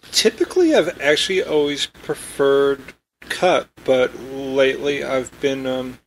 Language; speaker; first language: English; native; English